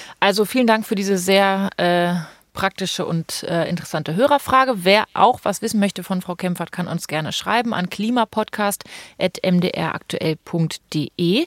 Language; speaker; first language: German; native; German